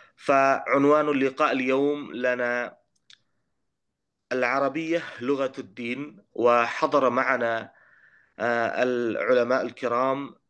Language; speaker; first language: Arabic; non-native, fluent; Bangla